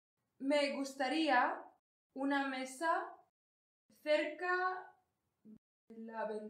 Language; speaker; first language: Spanish; non-native, learner; English